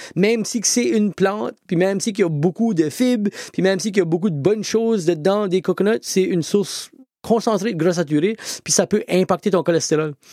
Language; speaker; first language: French; native; French